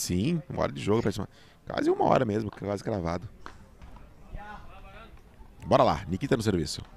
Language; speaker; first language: Portuguese; native; Portuguese